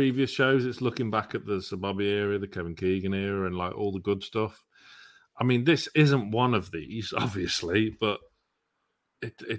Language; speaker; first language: English; native; English